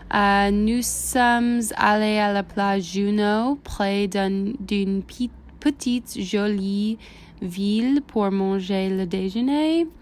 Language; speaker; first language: French; non-native, learner; English